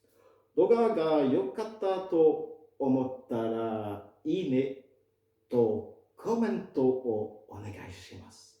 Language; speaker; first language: Japanese; non-native, fluent; French